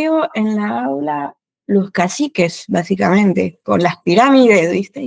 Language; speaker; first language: Spanish; non-native, fluent; French